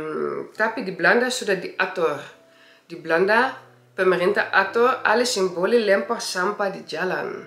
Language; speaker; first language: Indonesian; early bilingual, heritage; Indonesian